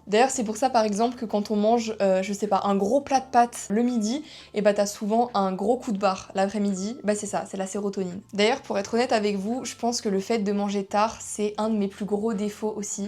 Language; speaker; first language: French; native; French